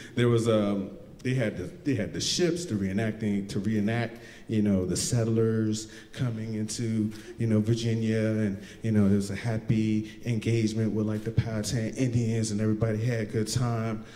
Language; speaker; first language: English; native; English